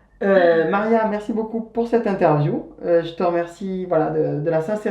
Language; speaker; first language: French; native; French